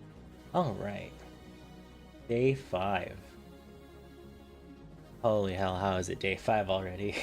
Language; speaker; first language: English; native; English